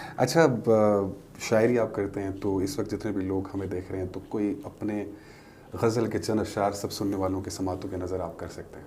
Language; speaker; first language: Urdu; non-native, local second language; Shina